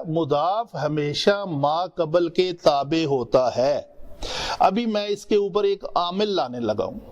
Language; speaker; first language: Urdu; non-native, local second language; Punjabi